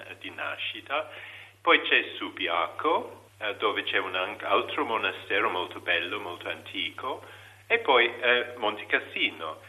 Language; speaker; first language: Italian; non-native, learner; English